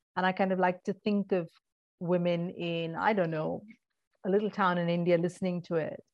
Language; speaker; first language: English; non-native, local second language; Malayalam